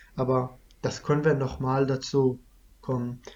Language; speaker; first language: German; non-native, fluent; Kurdish